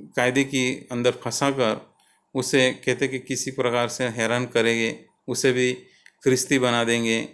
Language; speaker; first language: Hindi; non-native, local second language; Gujarati